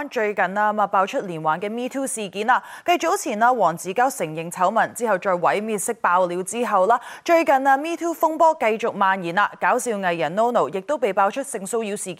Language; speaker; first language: Chinese; native; Chinese